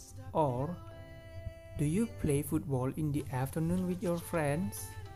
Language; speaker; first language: English; non-native, fluent; Indonesian